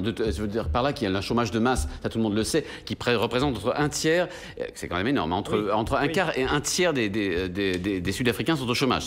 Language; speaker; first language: French; native; French